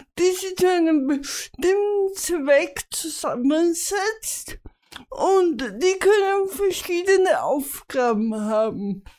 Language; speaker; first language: German; native; German